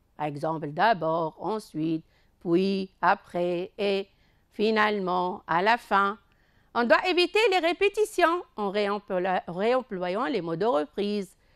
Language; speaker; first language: French; non-native, local second language; Arabic